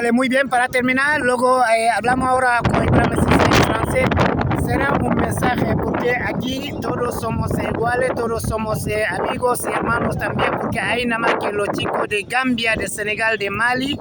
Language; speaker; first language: Spanish; non-native, learner; French